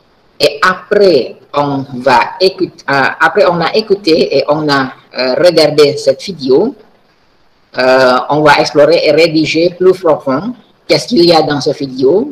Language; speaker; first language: French; non-native, fluent; Indonesian